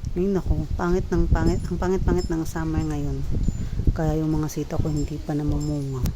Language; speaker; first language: Filipino; non-native, local second language; Cebuano